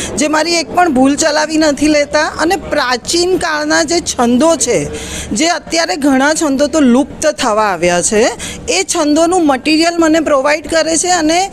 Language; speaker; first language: Gujarati; native; Gujarati